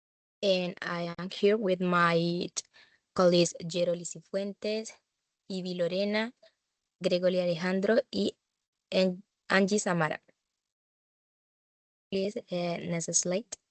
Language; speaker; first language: English; non-native, learner; Spanish